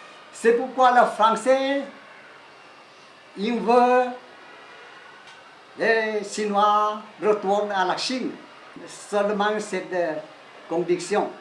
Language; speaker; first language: French; non-native, learner; Chinese